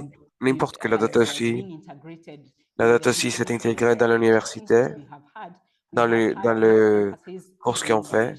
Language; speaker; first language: French; non-native, learner; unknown